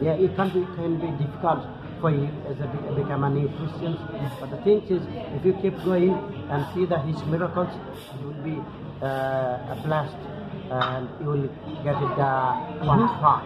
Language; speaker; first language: English; non-native, learner; Bangla